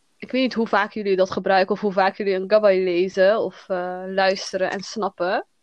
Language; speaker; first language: Dutch; early bilingual, other home language; Somali